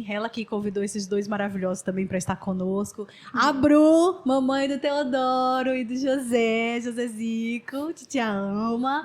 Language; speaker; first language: Portuguese; native; Portuguese